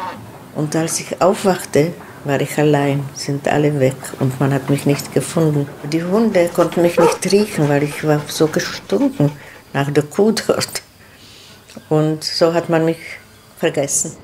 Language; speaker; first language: German; non-native, fluent; Czech